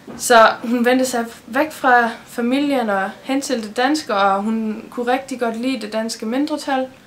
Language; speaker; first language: Danish; early bilingual, heritage; Danish